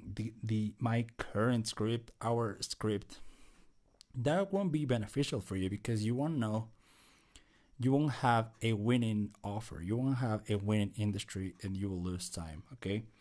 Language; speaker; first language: English; non-native, fluent; Spanish